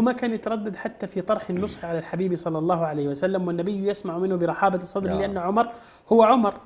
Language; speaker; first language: Arabic; native; Arabic